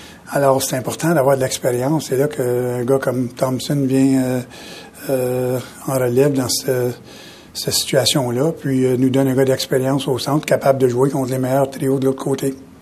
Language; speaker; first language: French; native; French